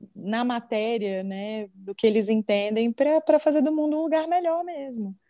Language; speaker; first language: Portuguese; native; Portuguese